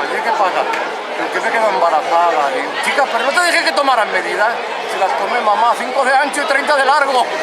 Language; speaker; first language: Spanish; native; Spanish